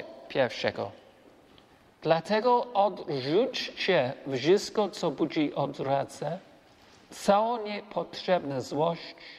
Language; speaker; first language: Polish; non-native, learner; English